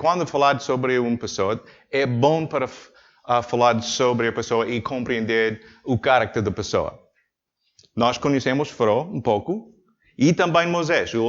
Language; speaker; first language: Portuguese; non-native, learner; English